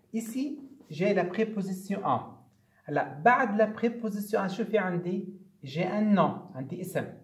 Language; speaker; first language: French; non-native, fluent; Arabic